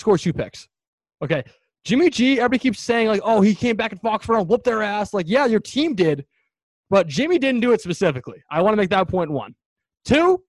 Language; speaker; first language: English; native; English